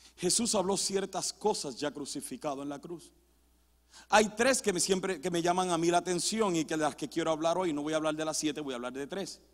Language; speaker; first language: Spanish; early bilingual, heritage; Spanish